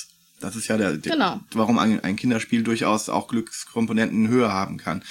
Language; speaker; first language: German; native; German